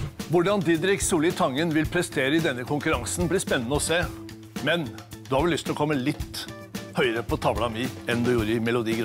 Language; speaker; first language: Norwegian; native; Norwegian